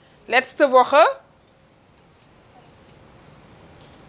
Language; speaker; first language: German; non-native, fluent; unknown